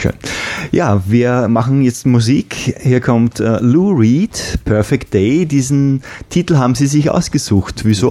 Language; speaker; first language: German; native; German